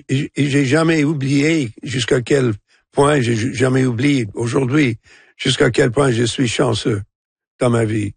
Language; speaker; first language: French; non-native, local second language; English